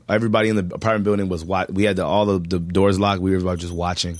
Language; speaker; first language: English; native; English